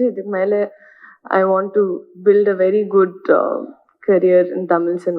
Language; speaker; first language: Tamil; non-native, learner; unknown